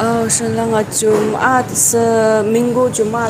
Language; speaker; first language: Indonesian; non-native, learner; Chinese